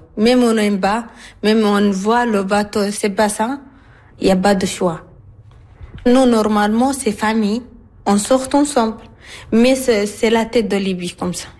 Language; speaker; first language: French; non-native, learner; Arabic